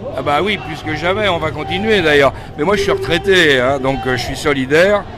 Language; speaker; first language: French; native; French